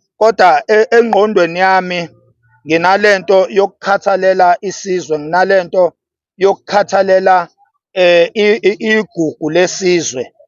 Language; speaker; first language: Zulu; native; Zulu